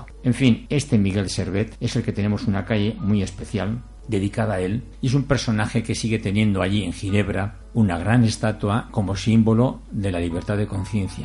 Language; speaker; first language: Spanish; native; Spanish